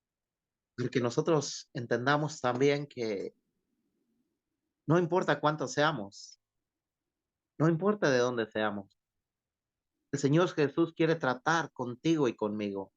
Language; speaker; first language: Spanish; native; Spanish